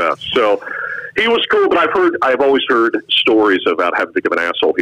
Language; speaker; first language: English; native; English